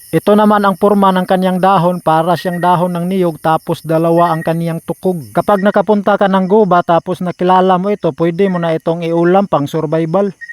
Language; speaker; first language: Filipino; non-native, local second language; Cebuano